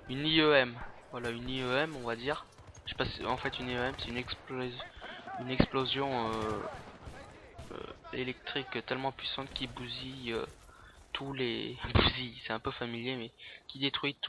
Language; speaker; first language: French; native; French